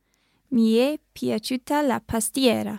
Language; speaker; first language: Italian; non-native, learner; English